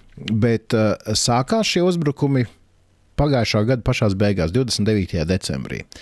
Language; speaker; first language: Latvian; native; Latvian